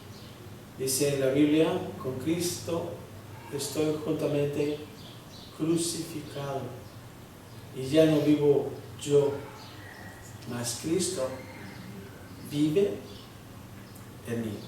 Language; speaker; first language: Spanish; early bilingual, heritage; Spanish